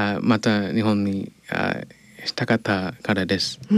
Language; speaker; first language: Japanese; non-native, learner; English